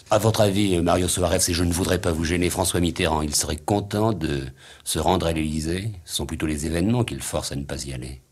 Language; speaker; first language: French; native; French